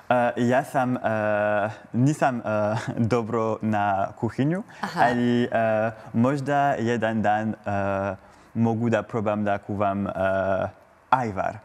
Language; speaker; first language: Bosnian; non-native, learner; French